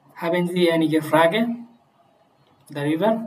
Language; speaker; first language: German; non-native, fluent; Bangla